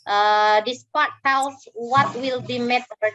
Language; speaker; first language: English; non-native, fluent; Indonesian